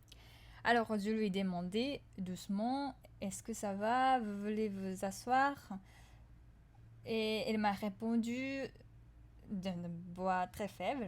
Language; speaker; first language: French; non-native, fluent; Japanese